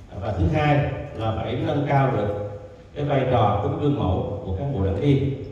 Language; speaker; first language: Vietnamese; native; Vietnamese